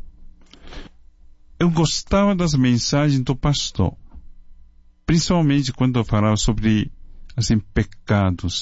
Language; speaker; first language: Portuguese; non-native, fluent; Chinese